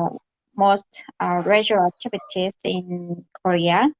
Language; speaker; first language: English; non-native, learner; Korean